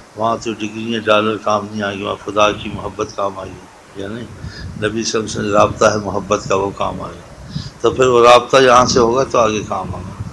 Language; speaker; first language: Urdu; non-native, local second language; Saraiki